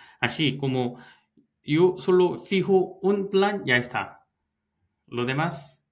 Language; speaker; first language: Spanish; non-native, learner; Korean